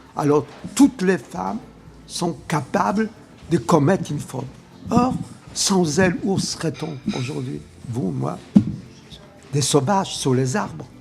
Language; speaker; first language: French; non-native, fluent; Polish